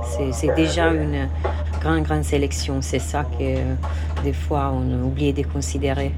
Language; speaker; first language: French; non-native, fluent; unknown